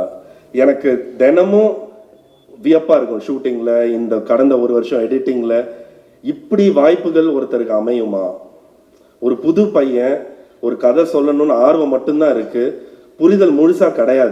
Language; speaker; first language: Tamil; native; Tamil